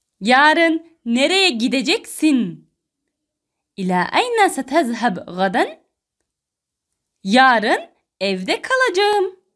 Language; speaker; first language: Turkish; non-native, fluent; Arabic